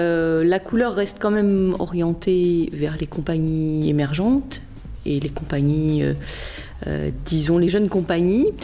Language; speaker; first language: French; native; French